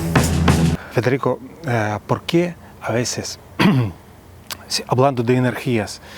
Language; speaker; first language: Spanish; non-native, fluent; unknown